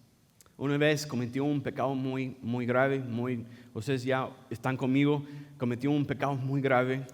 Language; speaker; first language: Spanish; non-native, fluent; English